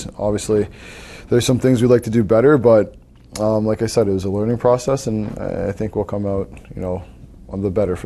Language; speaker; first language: English; native; English